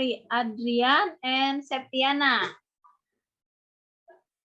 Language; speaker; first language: English; non-native, learner; Indonesian